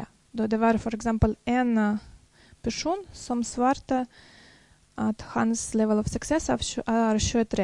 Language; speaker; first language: Norwegian; non-native, fluent; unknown